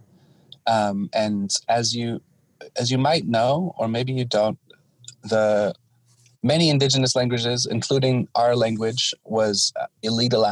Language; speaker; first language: English; native; English